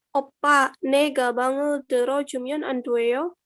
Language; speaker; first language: Korean; non-native, learner; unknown